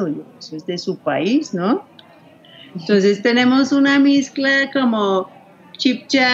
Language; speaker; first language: Spanish; non-native, fluent; English